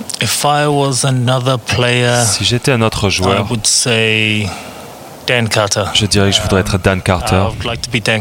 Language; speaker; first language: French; non-native, learner; English